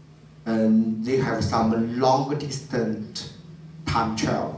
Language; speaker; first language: English; non-native, learner; Chinese